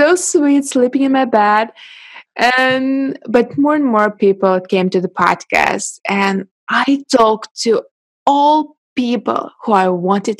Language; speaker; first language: English; non-native, fluent; Russian